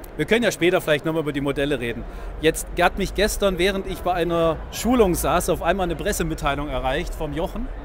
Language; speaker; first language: German; native; German